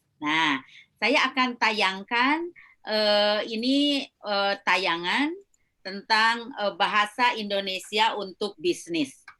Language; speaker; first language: Indonesian; native; Indonesian